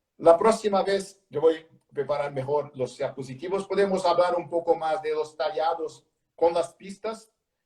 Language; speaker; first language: Spanish; non-native, learner; Portuguese